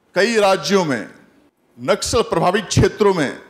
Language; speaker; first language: Hindi; native; Hindi